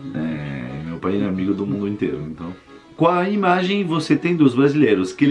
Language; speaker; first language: Portuguese; non-native, fluent; French